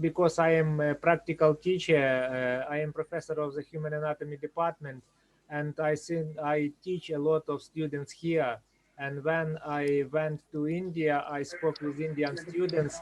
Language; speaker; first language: English; non-native, learner; Ukrainian